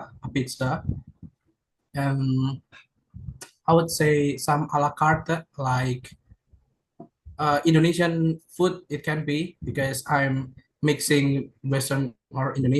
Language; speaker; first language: English; non-native, learner; Indonesian